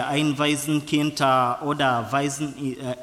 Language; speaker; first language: German; non-native, learner; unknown